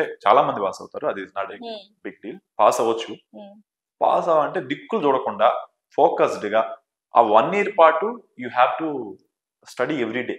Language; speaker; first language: Telugu; native; Telugu